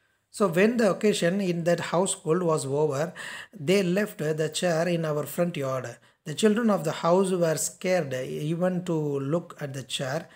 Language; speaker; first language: English; non-native, local second language; Tamil